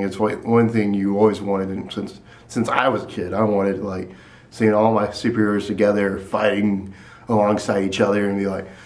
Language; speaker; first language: English; native; English